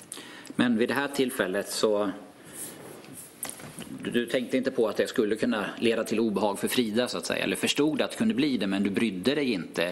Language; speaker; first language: Swedish; native; Swedish